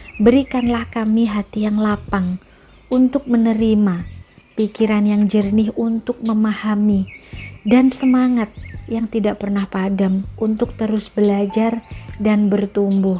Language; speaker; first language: Indonesian; native; Indonesian